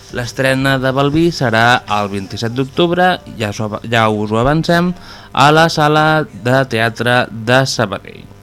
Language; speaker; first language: Catalan; native; Catalan